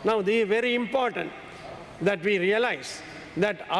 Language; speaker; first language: English; non-native, local second language; Sinhala